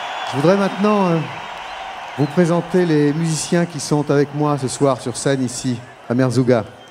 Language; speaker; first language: French; native; French